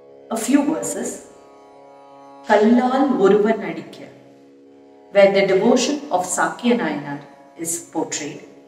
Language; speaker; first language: English; non-native, local second language; Tamil